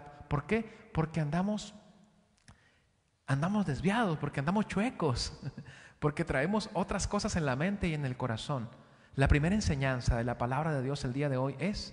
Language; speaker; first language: Spanish; native; Spanish